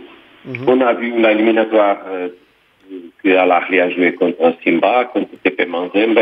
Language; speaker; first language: French; non-native, fluent; Portuguese